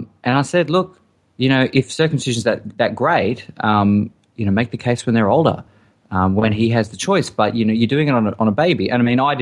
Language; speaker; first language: English; native; English